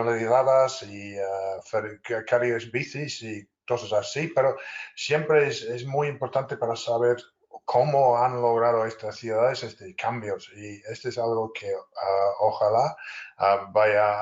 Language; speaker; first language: Spanish; non-native, fluent; English